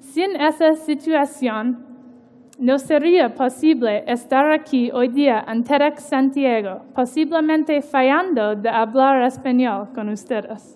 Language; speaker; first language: Spanish; non-native, learner; English